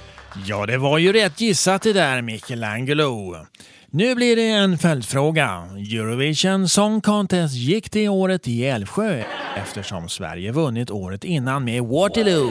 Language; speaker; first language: Swedish; native; Swedish